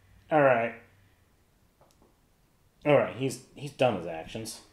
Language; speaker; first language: English; native; English